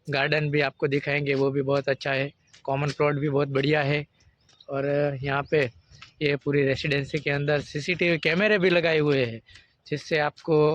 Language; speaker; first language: Hindi; non-native, local second language; Gujarati